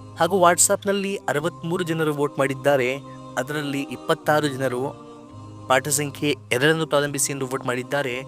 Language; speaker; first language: Kannada; non-native, local second language; Urdu